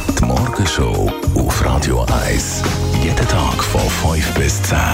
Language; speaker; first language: German; native; German